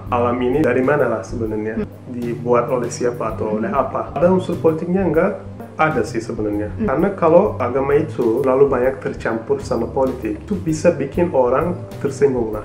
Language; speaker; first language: Indonesian; non-native, fluent; Turkish